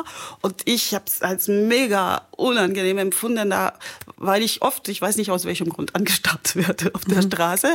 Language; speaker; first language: German; non-native, fluent; French